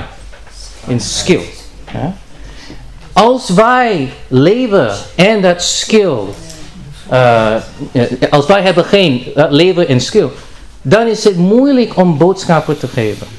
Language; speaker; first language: Dutch; non-native, learner; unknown